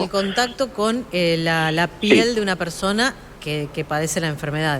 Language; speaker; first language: Spanish; native; Spanish